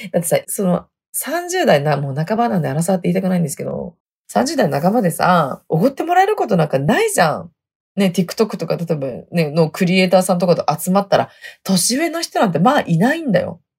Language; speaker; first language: Japanese; native; Japanese